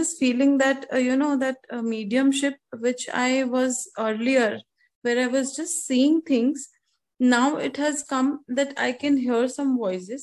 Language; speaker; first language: English; non-native, local second language; Hindi